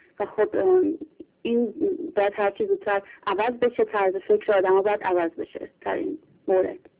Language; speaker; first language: Persian; early bilingual, heritage; Persian